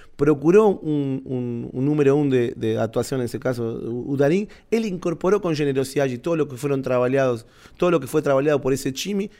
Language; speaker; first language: Portuguese; non-native, learner; Spanish